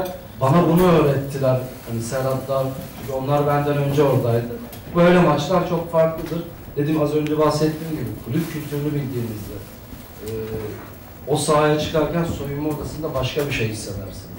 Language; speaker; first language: Turkish; native; Turkish